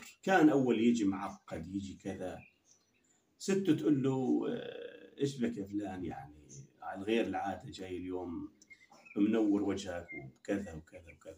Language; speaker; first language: Arabic; native; Arabic